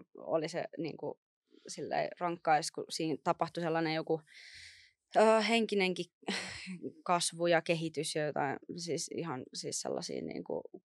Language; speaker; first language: Finnish; native; Finnish